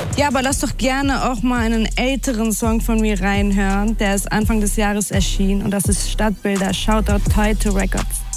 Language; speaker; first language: German; early bilingual, other home language; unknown